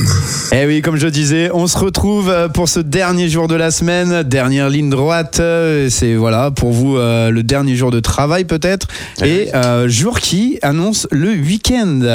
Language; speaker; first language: French; native; French